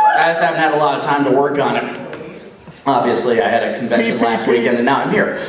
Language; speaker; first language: English; native; English